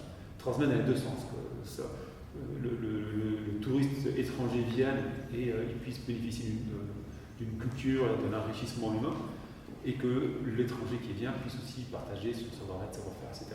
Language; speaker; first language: French; native; French